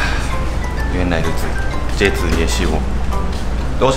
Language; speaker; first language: Chinese; non-native, learner; Japanese